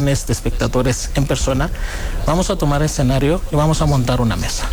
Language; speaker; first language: Spanish; non-native, fluent; Greek